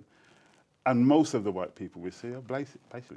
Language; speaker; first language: English; native; English